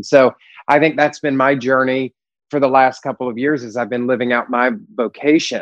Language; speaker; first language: English; native; English